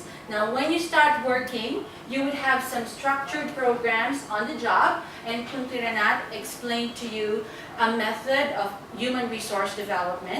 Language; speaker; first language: English; non-native, fluent; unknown